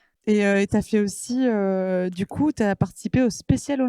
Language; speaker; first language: French; native; French